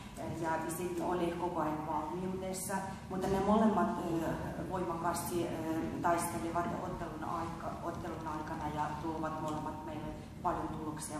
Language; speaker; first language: Finnish; non-native, fluent; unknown